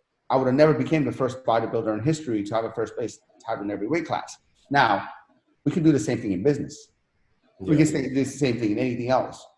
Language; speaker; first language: English; non-native, fluent; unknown